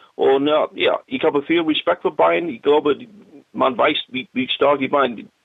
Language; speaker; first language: German; non-native, learner; English